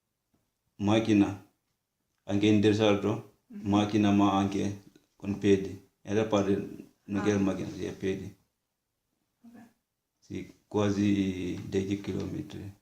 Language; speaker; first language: Italian; non-native, learner; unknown